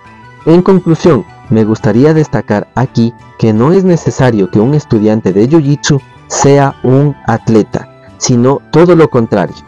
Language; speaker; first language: Spanish; native; Spanish